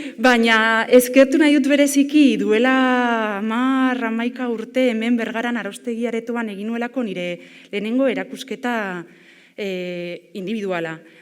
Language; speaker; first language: Basque; non-native, local second language; Spanish